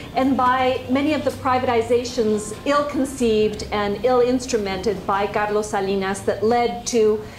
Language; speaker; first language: English; non-native, fluent; Spanish